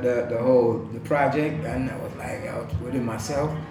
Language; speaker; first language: English; non-native, local second language; Jamaican Creole English